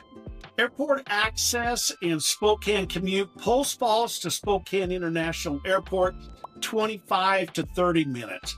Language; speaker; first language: English; native; English